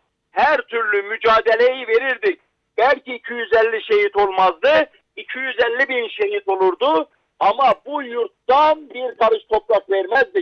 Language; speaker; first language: Turkish; native; Turkish